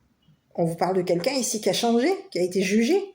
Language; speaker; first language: French; native; French